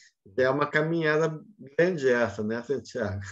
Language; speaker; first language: Portuguese; native; Portuguese